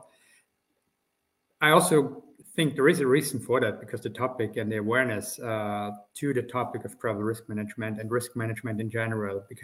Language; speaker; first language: English; non-native, fluent; German